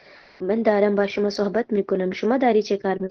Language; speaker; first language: Persian; non-native, learner; Urdu